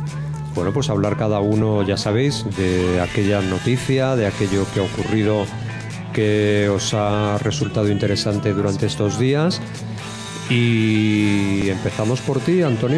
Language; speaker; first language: Spanish; native; Spanish